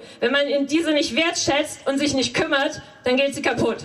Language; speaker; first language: German; native; German